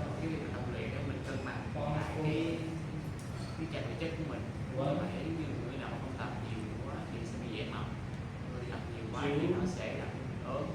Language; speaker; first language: Vietnamese; native; Vietnamese